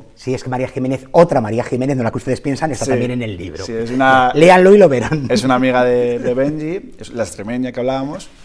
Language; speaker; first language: Spanish; native; Spanish